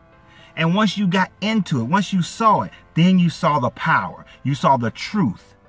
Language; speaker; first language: English; native; English